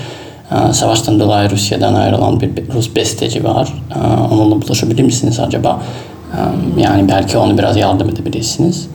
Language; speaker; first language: Turkish; non-native, fluent; Russian